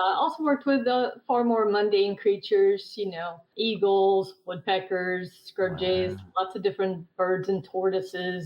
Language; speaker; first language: English; native; English